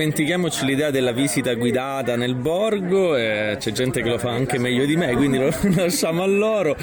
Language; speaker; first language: Italian; native; Italian